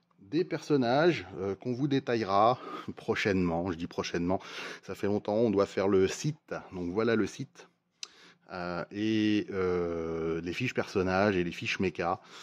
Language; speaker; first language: French; native; French